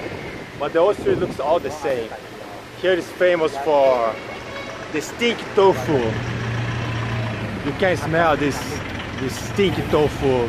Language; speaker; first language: English; non-native, fluent; Portuguese